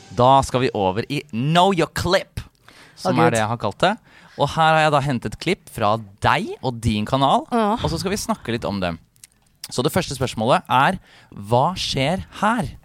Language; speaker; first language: Norwegian; native; Norwegian